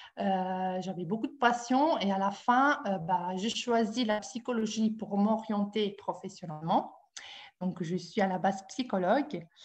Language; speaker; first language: French; non-native, fluent; Italian